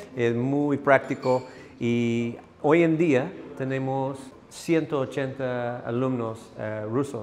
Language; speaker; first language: Spanish; non-native, learner; English